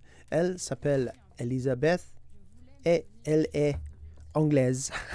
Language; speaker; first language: French; non-native, learner; English